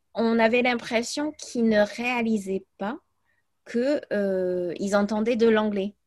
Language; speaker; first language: French; early bilingual, other home language; English